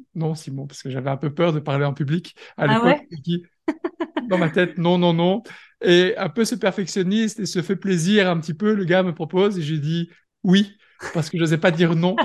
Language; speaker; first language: French; native; French